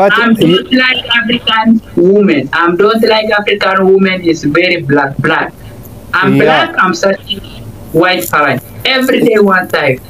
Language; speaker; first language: English; non-native, learner; Oromo